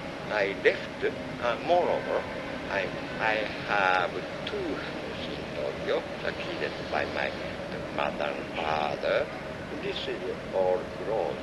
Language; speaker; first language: English; non-native, learner; Japanese